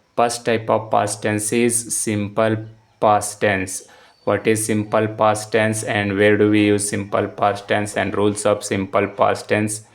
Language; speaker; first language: English; non-native, local second language; Kannada